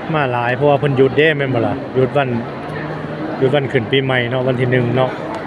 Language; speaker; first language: Thai; native; Thai